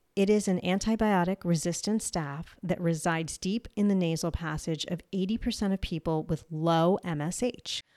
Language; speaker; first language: English; native; English